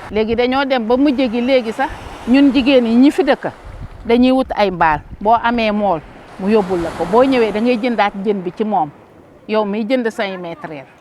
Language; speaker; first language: Wolof; non-native, local second language; Jola-Fonyi